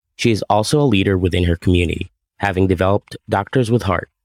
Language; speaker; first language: English; non-native, fluent; Arabic